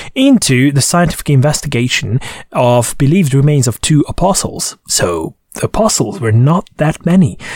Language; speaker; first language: English; non-native, fluent; Hungarian